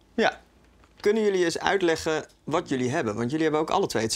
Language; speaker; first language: Dutch; native; Dutch